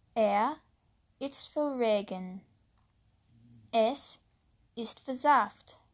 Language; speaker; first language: German; non-native, learner; English